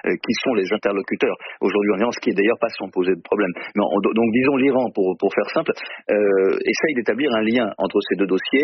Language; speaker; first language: French; native; French